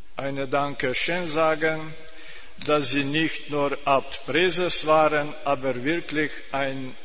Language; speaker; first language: German; non-native, fluent; Slovenian